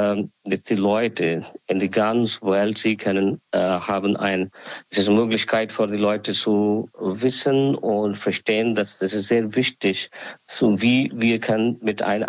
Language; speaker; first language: German; non-native, learner; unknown